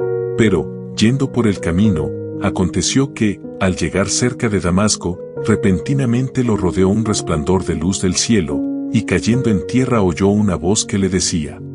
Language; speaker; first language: Spanish; native; Spanish